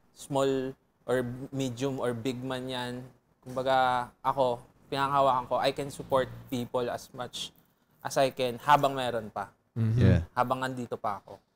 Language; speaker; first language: Filipino; native; Filipino